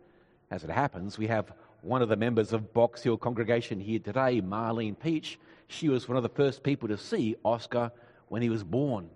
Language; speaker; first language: English; native; English